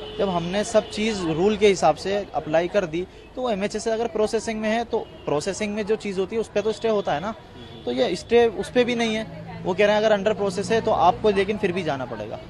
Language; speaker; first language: Hindi; native; Hindi